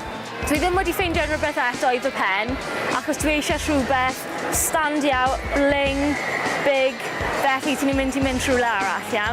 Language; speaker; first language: Welsh; non-native, local second language; English